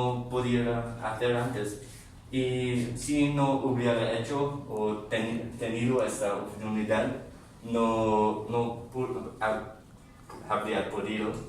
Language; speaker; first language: Spanish; non-native, learner; English